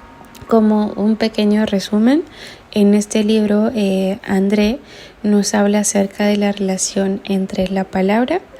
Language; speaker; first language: Spanish; native; Spanish